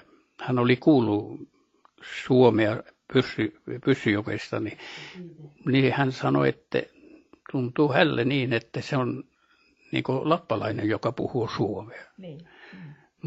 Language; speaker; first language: Finnish; early bilingual, heritage; Finnish